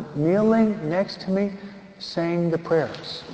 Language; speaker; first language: English; native; English